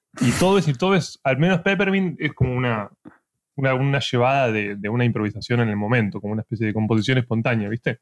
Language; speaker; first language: Spanish; native; Spanish